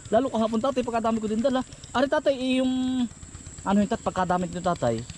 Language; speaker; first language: Filipino; native; Filipino